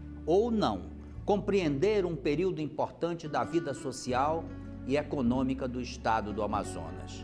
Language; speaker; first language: Portuguese; native; Portuguese